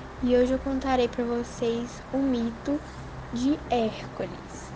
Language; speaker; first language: Portuguese; native; Portuguese